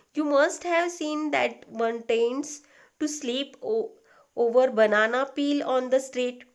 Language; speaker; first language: English; non-native, local second language; Marathi